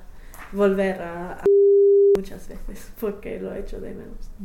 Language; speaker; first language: Spanish; non-native, fluent; English